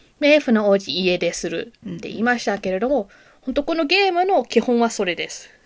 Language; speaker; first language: Japanese; native; Japanese